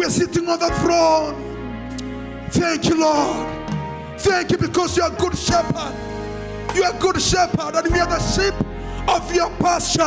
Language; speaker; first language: English; non-native, local second language; Swahili